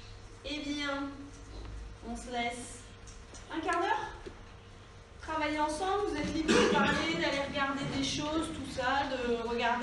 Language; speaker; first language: French; native; French